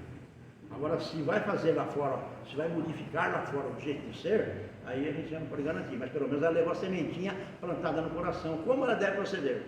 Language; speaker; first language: Portuguese; native; Portuguese